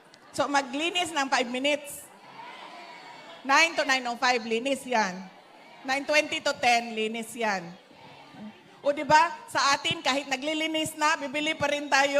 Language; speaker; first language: Filipino; non-native, local second language; Cebuano